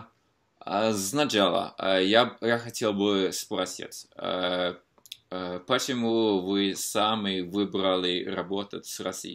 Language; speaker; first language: Russian; non-native, fluent; Norwegian